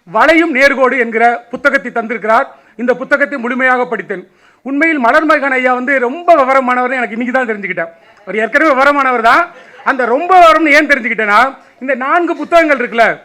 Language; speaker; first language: Tamil; native; Tamil